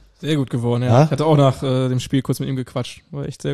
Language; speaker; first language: German; native; German